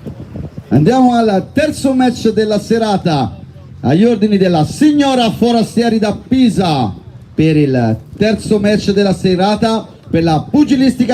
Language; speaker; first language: Italian; native; Italian